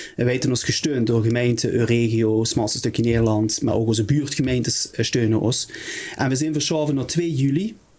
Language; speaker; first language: Dutch; native; Dutch